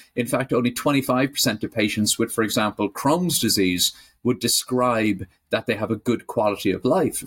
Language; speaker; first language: English; native; English